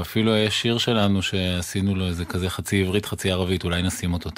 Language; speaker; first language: Hebrew; native; Hebrew